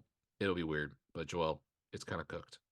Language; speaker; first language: English; native; English